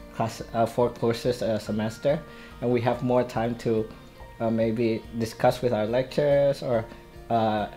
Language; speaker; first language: English; non-native, fluent; Indonesian